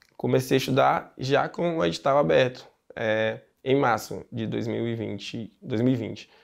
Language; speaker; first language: Portuguese; native; Portuguese